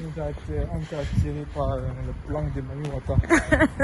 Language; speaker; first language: French; non-native, fluent; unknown